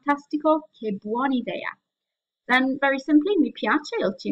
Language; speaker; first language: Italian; non-native, fluent; English